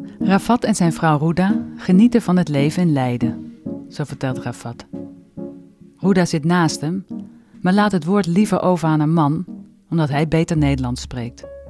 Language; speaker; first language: Dutch; native; Dutch